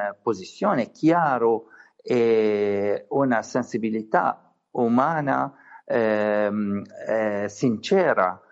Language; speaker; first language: Italian; non-native, fluent; Arabic